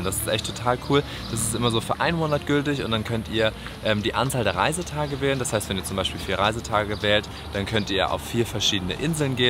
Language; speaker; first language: German; native; German